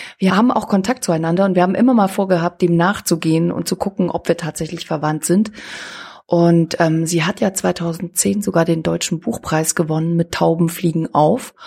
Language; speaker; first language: German; early bilingual, other home language; Swiss German